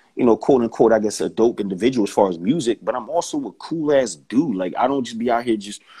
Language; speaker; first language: English; native; English